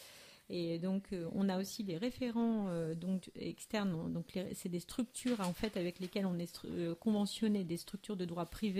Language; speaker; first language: French; native; French